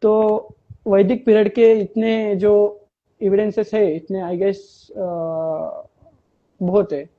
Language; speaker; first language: Hindi; non-native, local second language; Marathi